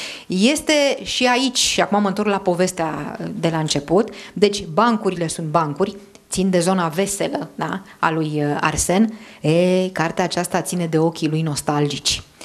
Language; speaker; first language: Romanian; native; Romanian